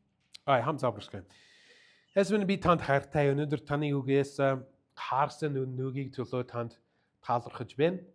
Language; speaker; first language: Mongolian; non-native, fluent; English